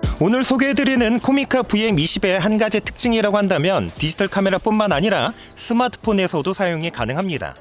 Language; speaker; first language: Korean; native; Korean